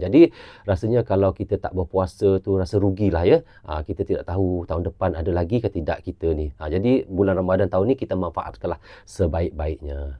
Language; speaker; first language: Malay; native; Malay